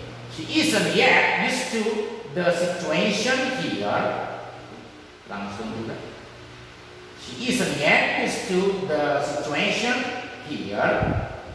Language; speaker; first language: English; non-native, fluent; Indonesian